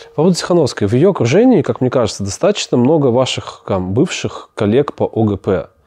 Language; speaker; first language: Russian; native; Russian